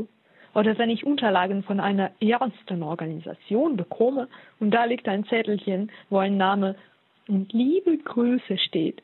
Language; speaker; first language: German; non-native, fluent; Russian